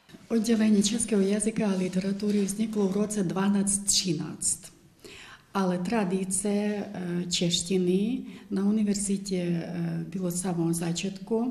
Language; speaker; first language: Czech; non-native, local second language; Ukrainian